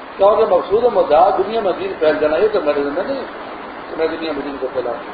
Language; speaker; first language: Urdu; non-native, local second language; Pashto